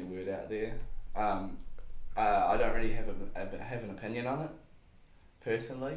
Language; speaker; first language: English; native; English